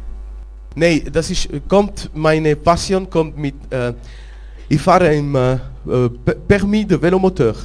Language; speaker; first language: German; non-native, local second language; French